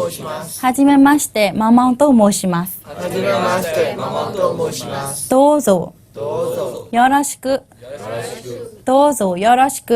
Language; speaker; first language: Japanese; non-native, fluent; Burmese